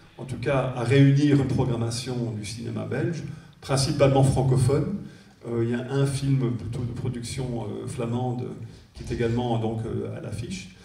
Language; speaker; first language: French; native; French